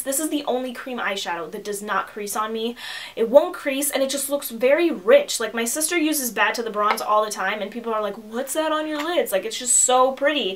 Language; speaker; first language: English; native; English